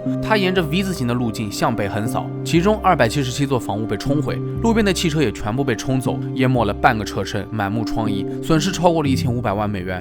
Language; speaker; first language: Chinese; native; Chinese